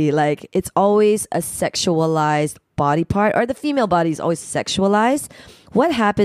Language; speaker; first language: English; native; English